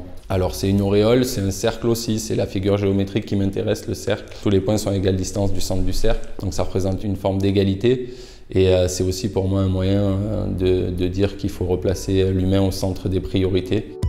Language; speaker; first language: French; native; French